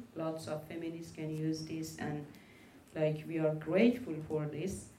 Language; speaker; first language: English; non-native, learner; Persian